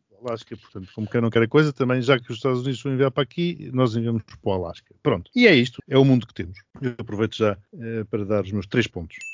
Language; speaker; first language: Portuguese; native; Portuguese